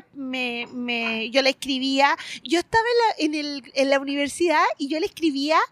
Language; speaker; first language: Spanish; native; Spanish